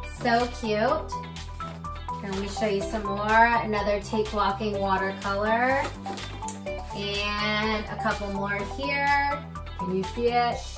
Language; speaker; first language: English; native; English